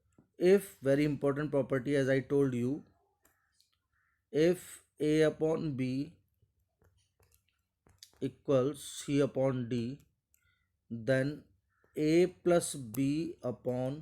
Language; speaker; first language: English; non-native, local second language; Hindi